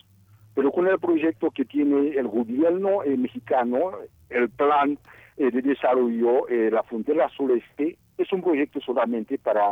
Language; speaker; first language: Spanish; non-native, fluent; Haitian Creole